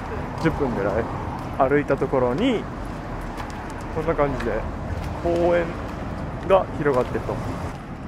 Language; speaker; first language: Japanese; native; Japanese